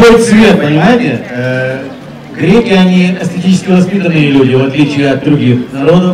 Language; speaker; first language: Russian; native; Russian